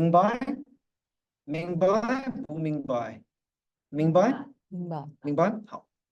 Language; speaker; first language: Chinese; non-native, fluent; English